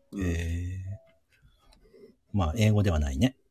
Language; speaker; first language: Japanese; native; Japanese